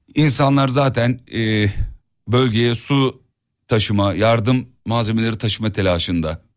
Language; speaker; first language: Turkish; native; Turkish